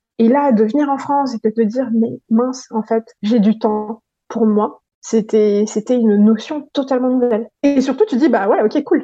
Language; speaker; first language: French; non-native, local second language; Gujarati